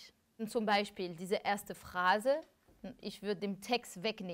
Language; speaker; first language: German; non-native, fluent; French